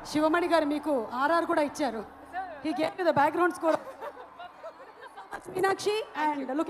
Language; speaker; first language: Telugu; native; Telugu